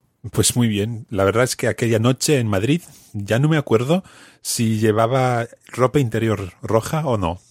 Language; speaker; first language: Spanish; non-native, fluent; English